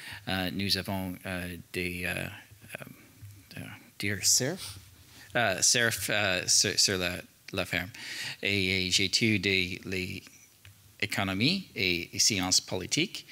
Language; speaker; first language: French; non-native, learner; English